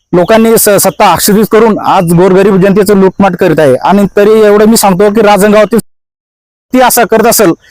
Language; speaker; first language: Marathi; native; Marathi